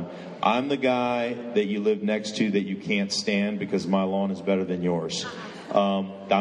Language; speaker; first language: English; native; English